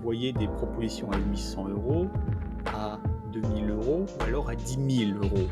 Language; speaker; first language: French; native; French